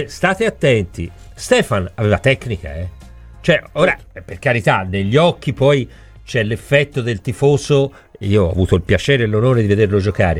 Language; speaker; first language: Italian; native; Italian